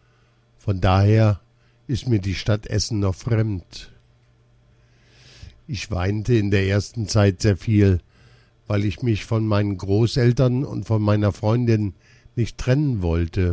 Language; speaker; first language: German; early bilingual, other home language; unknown